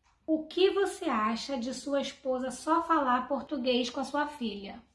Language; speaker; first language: Portuguese; non-native, fluent; Swedish